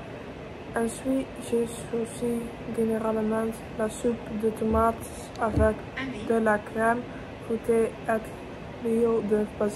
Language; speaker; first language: French; non-native, learner; Dutch